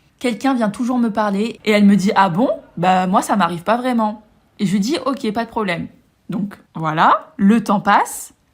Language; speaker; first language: French; native; French